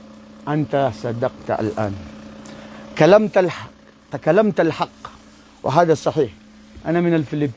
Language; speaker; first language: Arabic; non-native, learner; Maranao